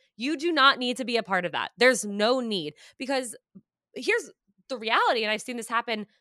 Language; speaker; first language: English; native; English